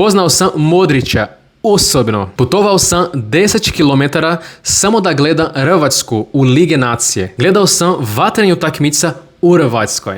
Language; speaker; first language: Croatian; non-native, learner; Portuguese